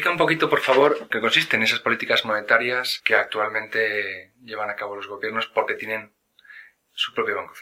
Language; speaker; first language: Spanish; native; Spanish